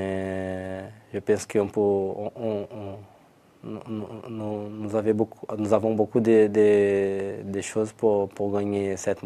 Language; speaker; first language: French; non-native, learner; Portuguese